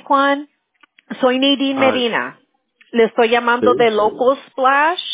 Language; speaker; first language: Spanish; early bilingual, heritage; Spanish